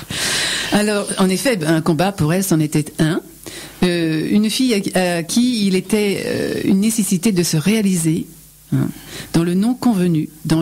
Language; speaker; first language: French; native; French